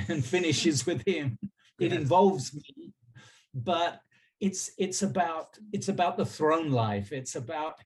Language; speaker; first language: English; native; English